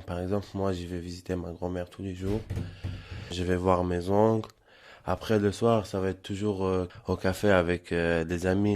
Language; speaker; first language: French; non-native, fluent; Arabic